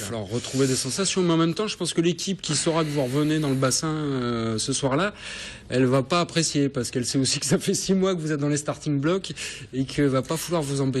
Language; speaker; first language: French; native; French